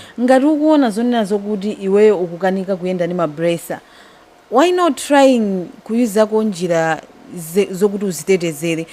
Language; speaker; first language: Nyanja; native; Nyanja